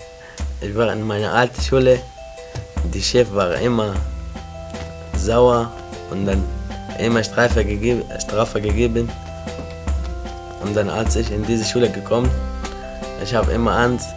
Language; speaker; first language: German; non-native, learner; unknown